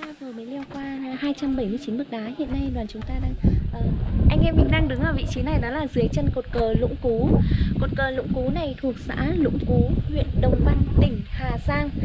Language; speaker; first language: Vietnamese; non-native, local second language; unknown